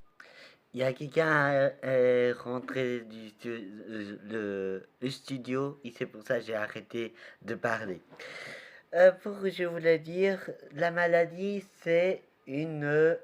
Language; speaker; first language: French; non-native, learner; Portuguese